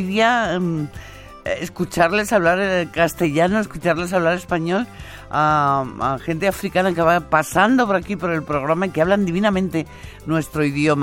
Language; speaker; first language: Spanish; native; Spanish